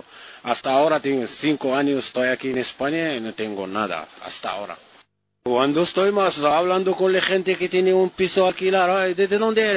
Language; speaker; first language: Spanish; non-native, learner; Arabic